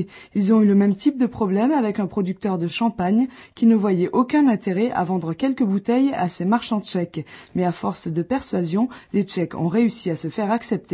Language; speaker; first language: French; native; French